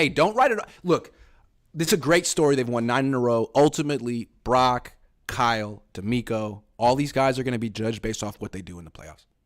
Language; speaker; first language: English; native; English